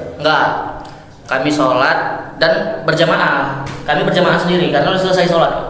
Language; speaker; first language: Indonesian; native; Indonesian